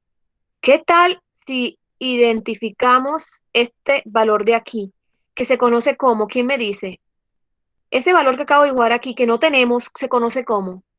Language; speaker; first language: Spanish; native; Spanish